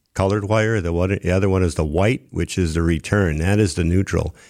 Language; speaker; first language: English; native; English